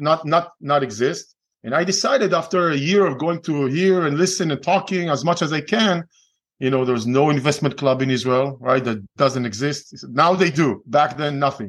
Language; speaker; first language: English; non-native, fluent; Hebrew